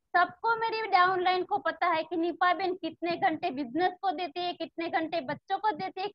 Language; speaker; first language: Hindi; non-native, local second language; Gujarati